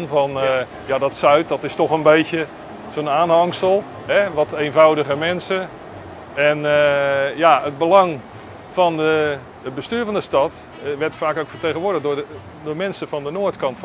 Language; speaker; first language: Dutch; native; Dutch